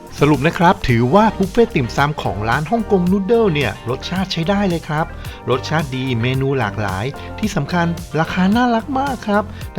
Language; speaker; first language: Thai; native; Thai